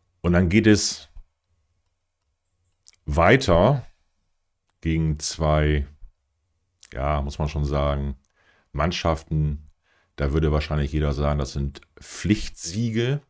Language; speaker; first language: German; native; German